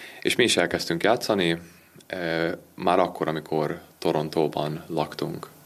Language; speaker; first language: Hungarian; early bilingual, heritage; Hungarian